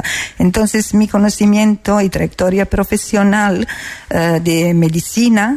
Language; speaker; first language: Spanish; non-native, fluent; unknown